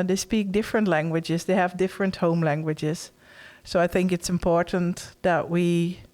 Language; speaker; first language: English; non-native, fluent; Western Frisian